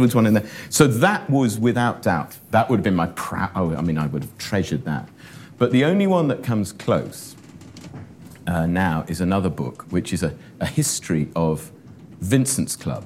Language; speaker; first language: English; native; English